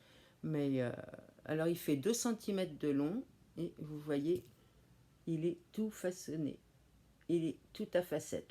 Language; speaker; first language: French; native; French